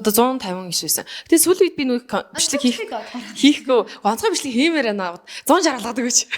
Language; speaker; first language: Mongolian; native; Mongolian